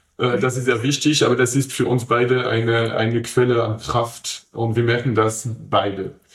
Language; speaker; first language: German; non-native, fluent; French